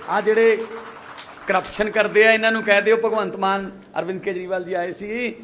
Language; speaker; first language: Hindi; non-native, local second language; Punjabi